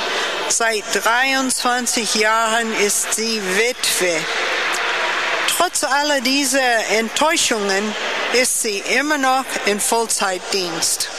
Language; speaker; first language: German; non-native, fluent; English